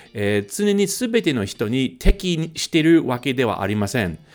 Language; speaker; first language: Japanese; native; Japanese